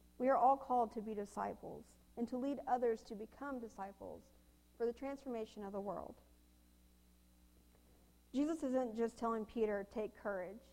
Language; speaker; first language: English; native; English